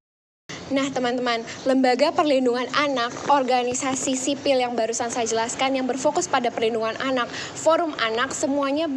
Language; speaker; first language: Indonesian; native; Indonesian